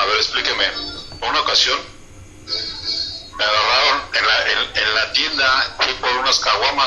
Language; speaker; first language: Spanish; native; Spanish